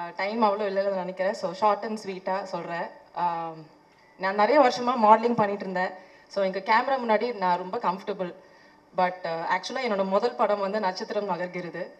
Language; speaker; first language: Tamil; non-native, fluent; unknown